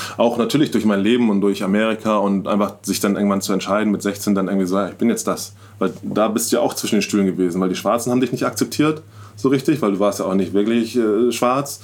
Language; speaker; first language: German; native; German